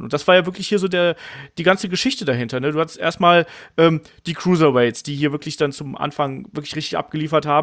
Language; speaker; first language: German; native; German